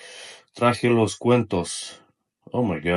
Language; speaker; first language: Spanish; non-native, learner; Russian